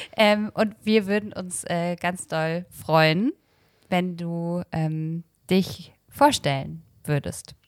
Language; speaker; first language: German; native; German